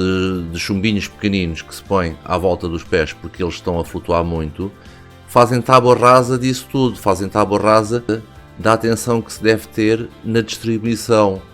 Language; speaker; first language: Portuguese; native; Portuguese